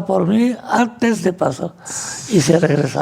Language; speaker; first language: Spanish; non-native, fluent; Arabic